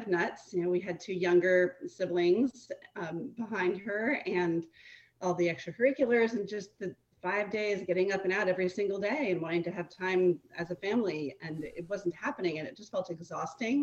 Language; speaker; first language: English; native; English